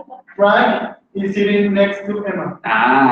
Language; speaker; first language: English; non-native, learner; Spanish